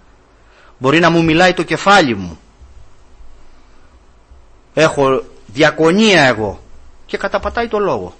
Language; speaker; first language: Greek; native; Greek